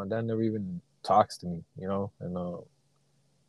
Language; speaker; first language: English; native; English